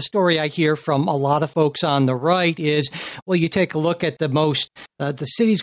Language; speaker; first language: English; native; English